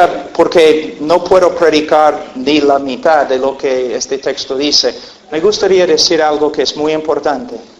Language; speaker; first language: Spanish; non-native, fluent; English